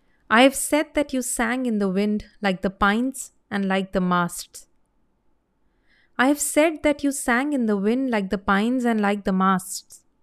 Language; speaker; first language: English; non-native, local second language; Hindi